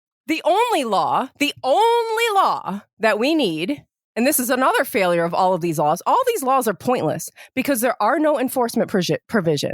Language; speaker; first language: English; native; English